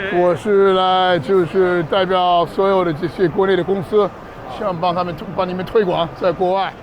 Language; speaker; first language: Chinese; non-native, fluent; English